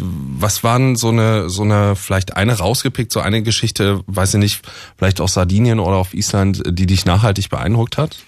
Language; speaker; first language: German; native; German